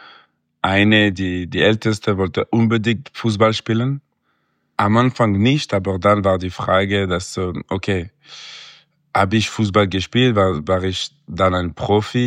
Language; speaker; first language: German; non-native, local second language; French